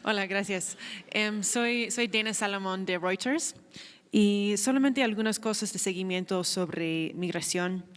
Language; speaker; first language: Spanish; non-native, fluent; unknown